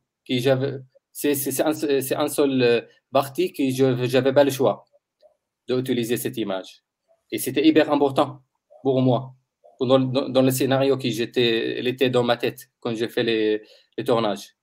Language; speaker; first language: French; non-native, learner; Arabic